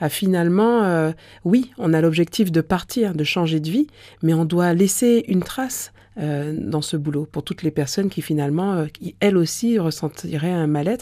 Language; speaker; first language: French; native; French